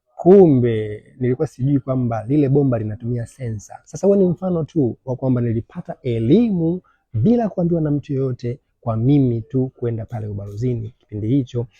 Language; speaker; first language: Swahili; native; Swahili